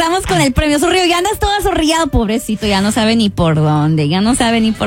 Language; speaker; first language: Spanish; early bilingual, heritage; Spanish